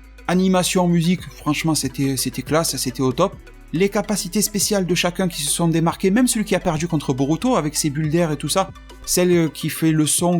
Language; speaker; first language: French; native; French